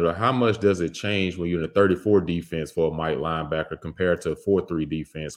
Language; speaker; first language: English; native; English